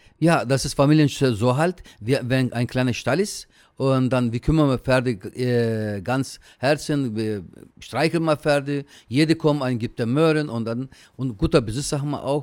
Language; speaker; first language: German; non-native, learner; Turkish